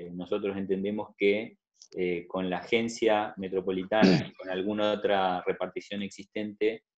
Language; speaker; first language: Spanish; native; Spanish